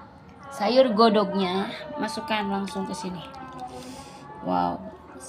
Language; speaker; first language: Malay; non-native, local second language; Sundanese